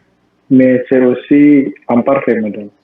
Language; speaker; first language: French; non-native, learner; Indonesian